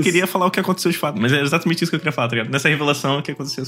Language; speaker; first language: Portuguese; native; Portuguese